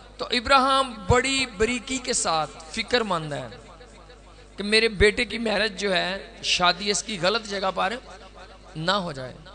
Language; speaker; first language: Urdu; non-native, local second language; Punjabi